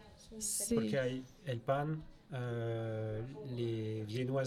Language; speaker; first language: Spanish; non-native, fluent; French